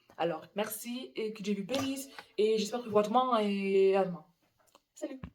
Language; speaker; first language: French; non-native, fluent; English